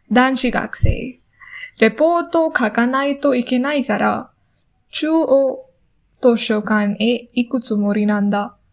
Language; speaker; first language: Japanese; non-native, learner; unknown